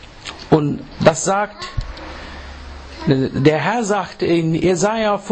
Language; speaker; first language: German; non-native, learner; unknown